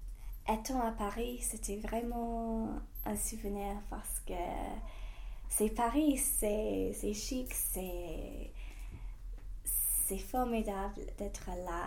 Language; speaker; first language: French; non-native, fluent; English